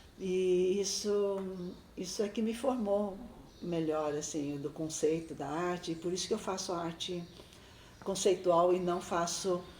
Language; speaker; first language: Portuguese; early bilingual, other home language; Chinese